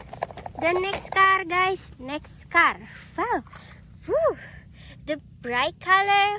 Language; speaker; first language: English; non-native, learner; Indonesian